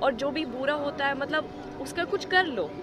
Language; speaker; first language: Hindi; non-native, learner; Swedish